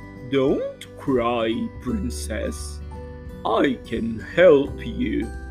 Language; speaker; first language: English; non-native, fluent; Portuguese